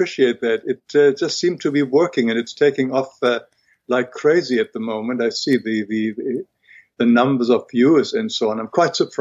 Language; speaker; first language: English; non-native, fluent; German